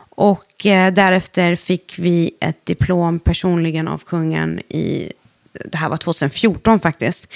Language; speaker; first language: Swedish; early bilingual, other home language; Arabic